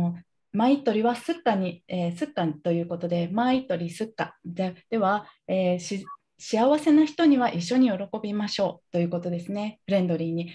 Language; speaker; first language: Japanese; native; Japanese